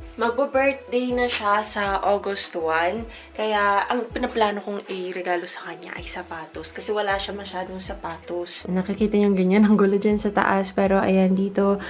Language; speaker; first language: Filipino; native; Filipino